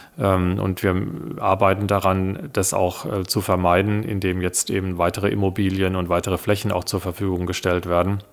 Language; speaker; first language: German; early bilingual, other home language; Italian